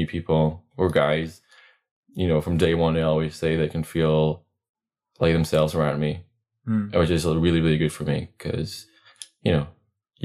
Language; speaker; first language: English; non-native, fluent; Latvian